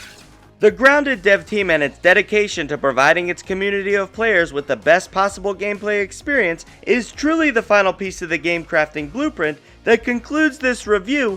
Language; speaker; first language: English; native; English